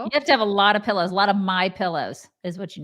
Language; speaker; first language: English; native; English